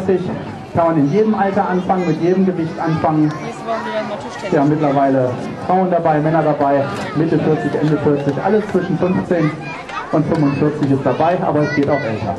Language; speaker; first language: German; native; German